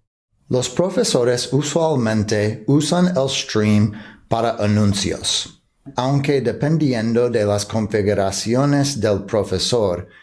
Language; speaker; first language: Spanish; non-native, fluent; English